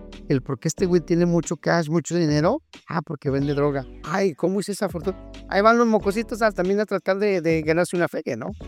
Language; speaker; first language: Spanish; native; Spanish